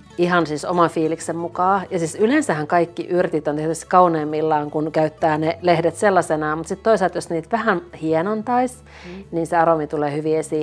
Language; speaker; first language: Finnish; native; Finnish